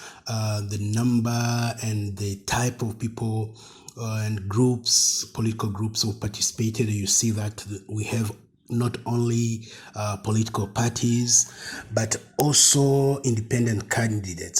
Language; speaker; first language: English; non-native, fluent; Rundi